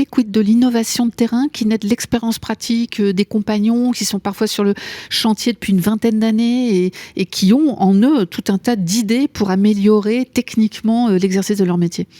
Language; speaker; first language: French; native; French